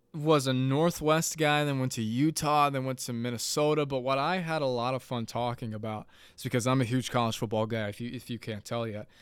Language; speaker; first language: English; native; English